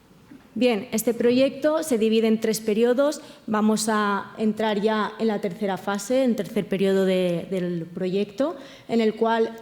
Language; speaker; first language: Spanish; native; Spanish